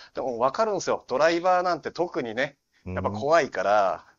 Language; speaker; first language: Japanese; native; Japanese